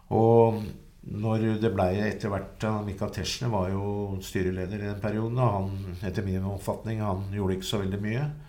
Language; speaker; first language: Norwegian; native; Norwegian